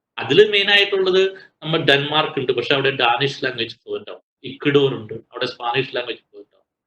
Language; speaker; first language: Malayalam; native; Malayalam